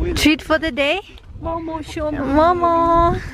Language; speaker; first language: English; non-native, local second language; Tangkhul Naga (India)